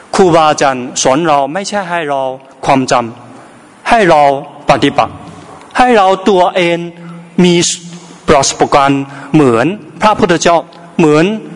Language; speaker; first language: Thai; non-native, learner; Chinese